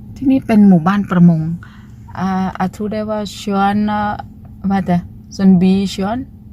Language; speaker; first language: Thai; native; Thai